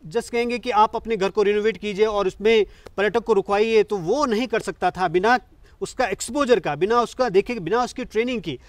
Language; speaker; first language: Hindi; native; Hindi